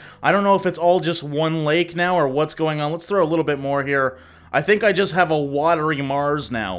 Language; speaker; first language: English; native; English